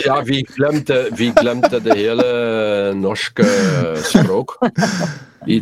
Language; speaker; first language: Norwegian; non-native, learner; Polish